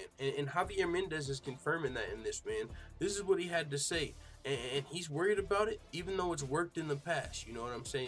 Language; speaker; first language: English; native; English